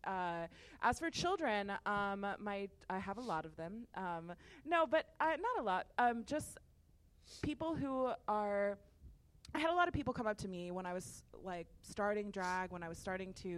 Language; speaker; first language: English; native; English